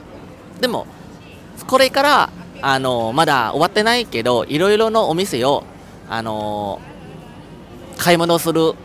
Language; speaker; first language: Japanese; non-native, learner; Thai